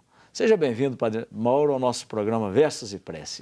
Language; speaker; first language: Portuguese; native; Portuguese